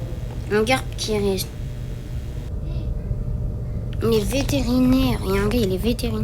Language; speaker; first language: French; native; French